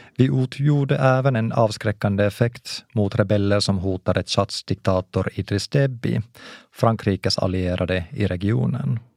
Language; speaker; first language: Swedish; non-native, local second language; Finnish